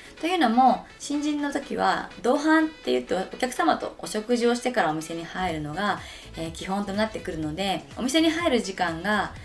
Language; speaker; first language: Japanese; native; Japanese